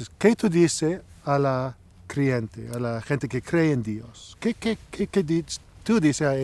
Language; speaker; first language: Spanish; non-native, learner; English